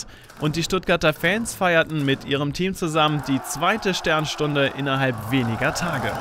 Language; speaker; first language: German; native; German